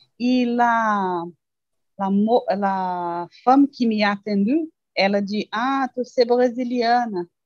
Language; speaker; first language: French; non-native, learner; Portuguese